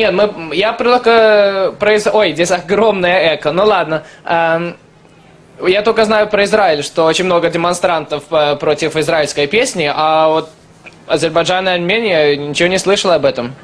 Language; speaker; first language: Russian; early bilingual, heritage; Russian